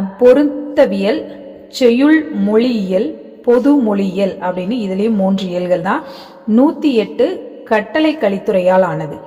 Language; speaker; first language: Tamil; native; Tamil